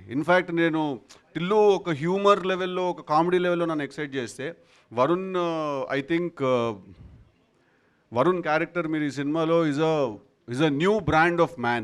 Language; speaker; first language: Telugu; native; Telugu